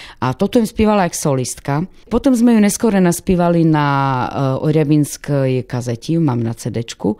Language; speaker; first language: Slovak; non-native, local second language; Rusyn